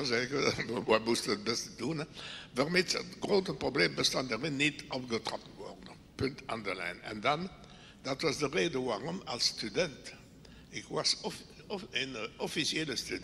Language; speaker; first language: Dutch; non-native, local second language; French